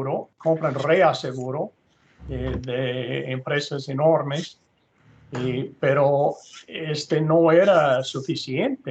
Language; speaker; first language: Spanish; non-native, fluent; English